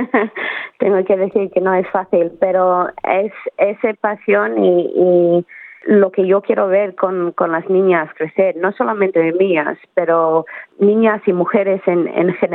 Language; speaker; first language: Spanish; early bilingual, heritage; Spanish